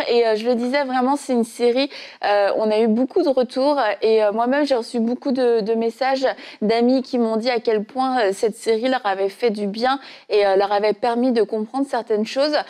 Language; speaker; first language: French; native; French